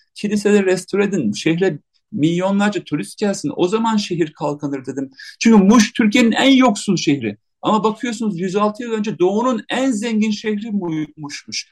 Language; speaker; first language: Turkish; native; Turkish